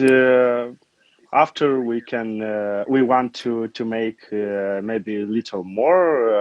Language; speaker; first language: English; non-native, learner; Romanian